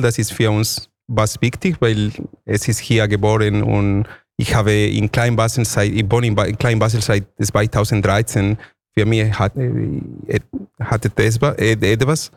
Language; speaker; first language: German; non-native, fluent; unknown